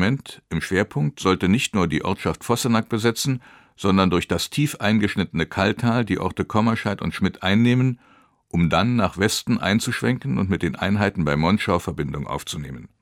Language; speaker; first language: German; native; German